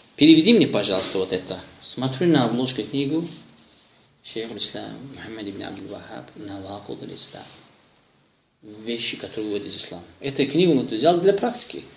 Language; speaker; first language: Russian; non-native, local second language; Azerbaijani